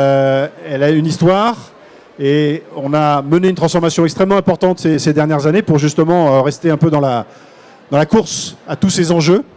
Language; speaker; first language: French; native; French